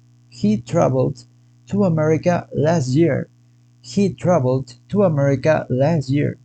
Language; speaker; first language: English; non-native, fluent; Spanish